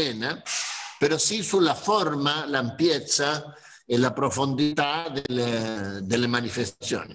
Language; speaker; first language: Italian; non-native, fluent; Spanish